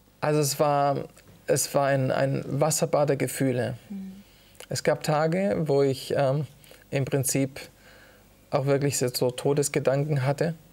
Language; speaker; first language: German; early bilingual, other home language; Italian